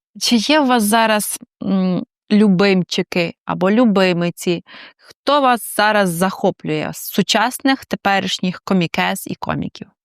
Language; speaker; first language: Ukrainian; native; Ukrainian